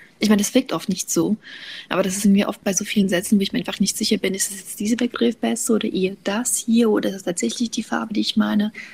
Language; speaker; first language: German; early bilingual, other home language; Russian